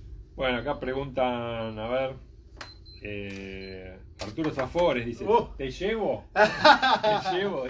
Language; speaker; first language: Spanish; native; Spanish